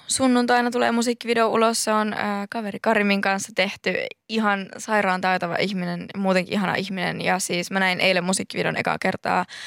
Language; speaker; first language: Finnish; early bilingual, other home language; Spanish